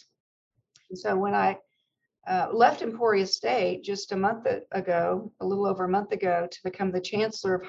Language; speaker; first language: English; native; English